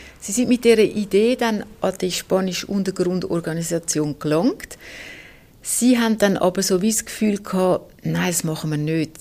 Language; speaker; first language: German; native; German